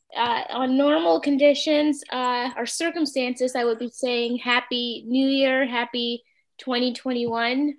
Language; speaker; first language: English; native; English